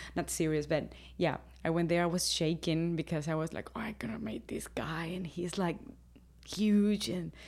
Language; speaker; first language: English; non-native, fluent; Spanish